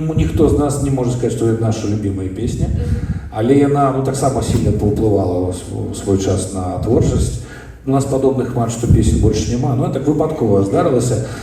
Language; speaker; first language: Belarusian; non-native, local second language; Russian